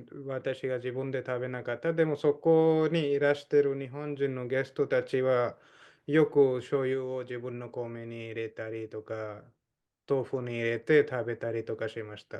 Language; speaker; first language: Japanese; non-native, fluent; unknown